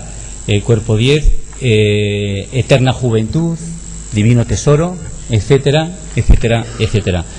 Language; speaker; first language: Spanish; native; Spanish